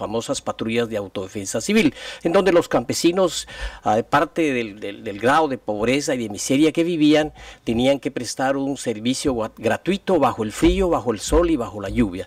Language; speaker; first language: Spanish; native; Spanish